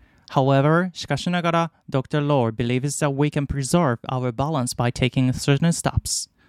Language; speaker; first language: English; non-native, fluent; Japanese